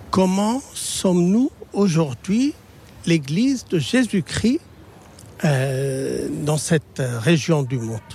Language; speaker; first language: French; non-native, local second language; Arabic